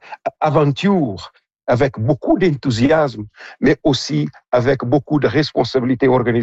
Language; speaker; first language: French; non-native, local second language; Portuguese